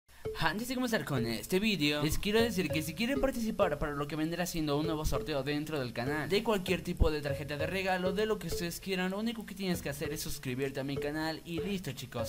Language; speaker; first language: Spanish; native; Spanish